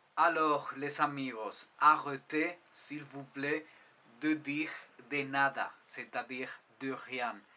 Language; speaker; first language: French; non-native, fluent; Spanish